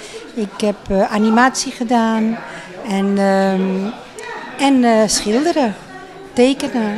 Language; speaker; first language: Dutch; non-native, fluent; Spanish